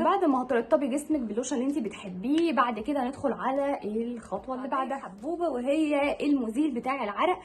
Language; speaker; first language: Arabic; native; Arabic